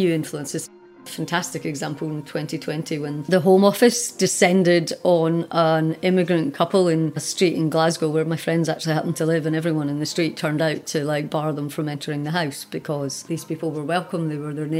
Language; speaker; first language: English; native; English